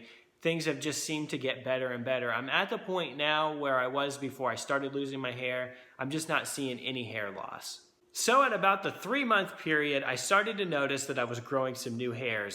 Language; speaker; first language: English; native; English